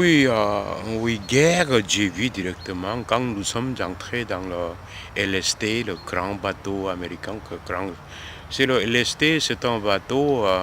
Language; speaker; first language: French; non-native, learner; Korean